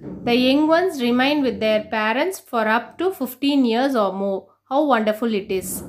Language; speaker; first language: English; non-native, local second language; Tamil